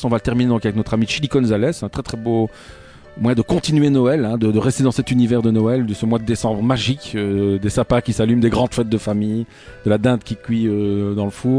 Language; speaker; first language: French; native; French